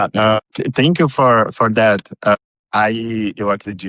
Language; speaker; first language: English; non-native, learner; Portuguese